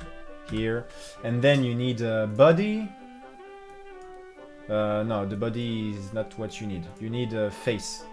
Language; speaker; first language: English; non-native, fluent; French